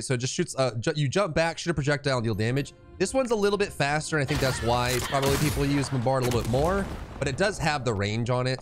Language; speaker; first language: English; native; English